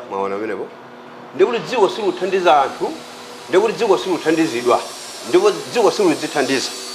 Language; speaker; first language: Nyanja; native; Nyanja